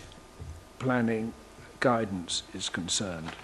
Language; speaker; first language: English; native; English